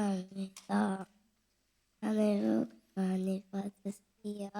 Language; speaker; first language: Korean; early bilingual, heritage; Korean